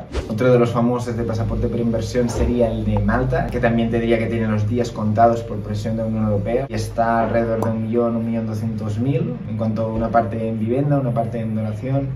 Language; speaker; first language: Spanish; native; Spanish